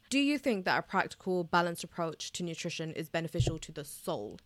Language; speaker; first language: English; early bilingual, other home language; Bangla